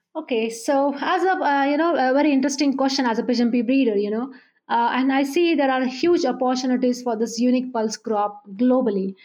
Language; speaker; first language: English; non-native, local second language; Marathi